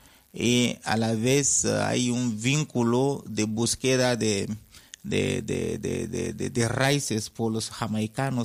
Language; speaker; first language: Spanish; non-native, fluent; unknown